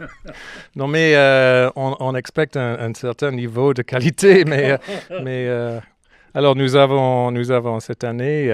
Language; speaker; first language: French; non-native, fluent; English